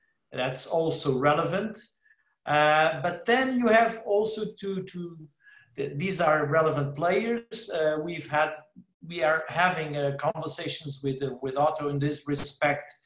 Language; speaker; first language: English; non-native, fluent; Portuguese